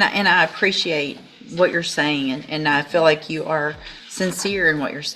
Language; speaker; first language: English; native; English